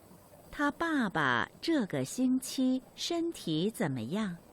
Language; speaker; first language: Chinese; non-native, learner; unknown